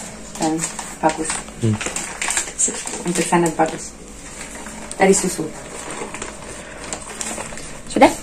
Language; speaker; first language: Indonesian; non-native, learner; Russian